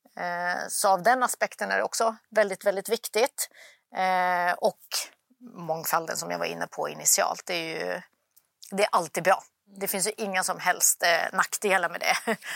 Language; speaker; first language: Swedish; early bilingual, other home language; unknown